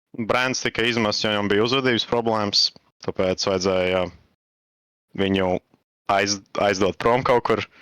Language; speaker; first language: Latvian; native; Latvian